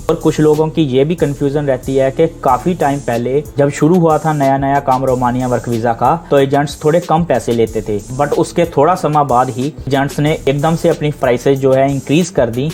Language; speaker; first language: Hindi; non-native, local second language; Punjabi